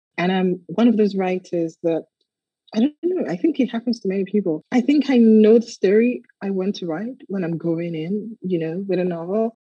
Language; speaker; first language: English; non-native, local second language; Yoruba